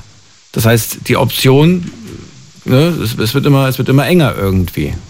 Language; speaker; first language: German; native; German